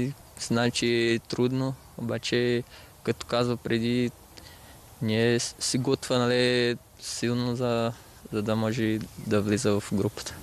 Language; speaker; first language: Bulgarian; non-native, learner; Portuguese